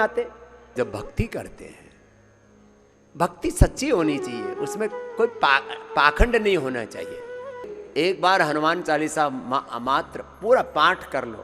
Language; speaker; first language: Hindi; native; Hindi